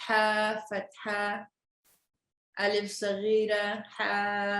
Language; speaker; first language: Arabic; non-native, learner; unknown